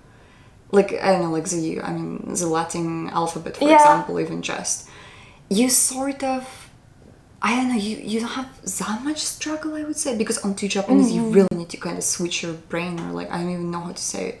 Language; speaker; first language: English; non-native, fluent; Russian